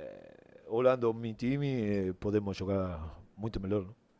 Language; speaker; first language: Portuguese; non-native, learner; Spanish